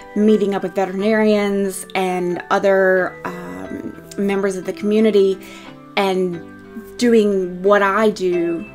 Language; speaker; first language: English; native; English